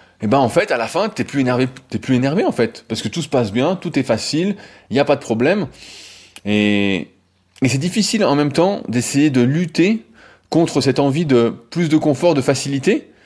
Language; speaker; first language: French; native; French